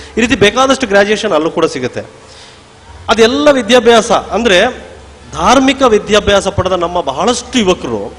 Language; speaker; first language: Kannada; non-native, local second language; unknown